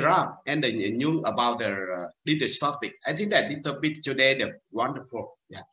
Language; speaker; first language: English; non-native, learner; Vietnamese